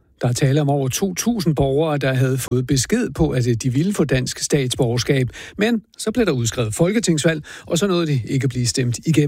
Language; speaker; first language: Danish; native; Danish